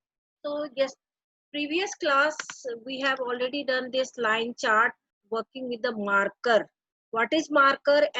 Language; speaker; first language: English; non-native, local second language; Hindi